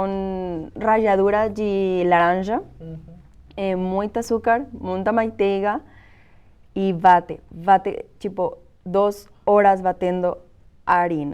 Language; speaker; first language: Portuguese; non-native, fluent; Spanish